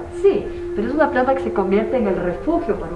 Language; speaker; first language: Spanish; native; Spanish